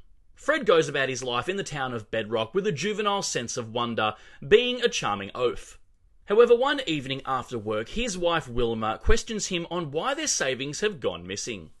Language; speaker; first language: English; native; English